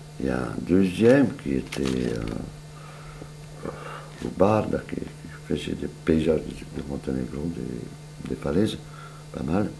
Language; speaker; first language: French; non-native, fluent; Serbian